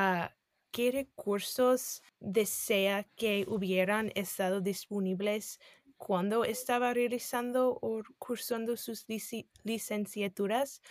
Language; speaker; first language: Spanish; non-native, fluent; English